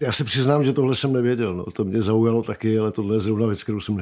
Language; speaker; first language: Czech; native; Czech